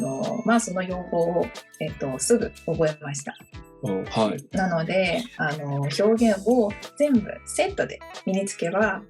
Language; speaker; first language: Japanese; non-native, fluent; Chinese